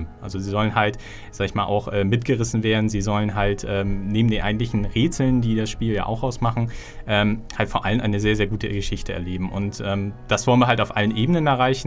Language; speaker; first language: German; native; German